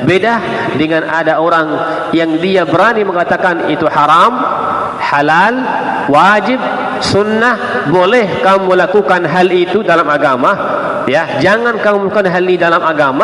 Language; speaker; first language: Indonesian; non-native, fluent; Arabic